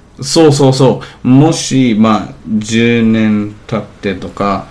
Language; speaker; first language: Japanese; non-native, learner; English